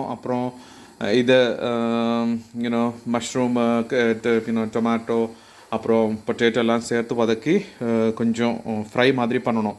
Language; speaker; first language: Tamil; non-native, learner; Malayalam